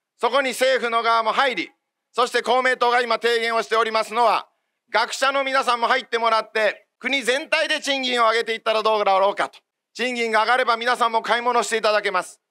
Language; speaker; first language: Japanese; native; Japanese